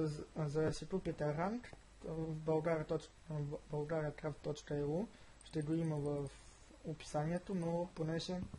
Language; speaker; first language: Bulgarian; native; Bulgarian